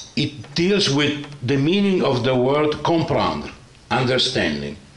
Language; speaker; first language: English; non-native, fluent; Italian